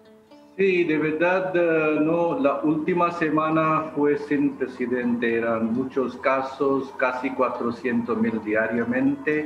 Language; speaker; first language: Spanish; non-native, fluent; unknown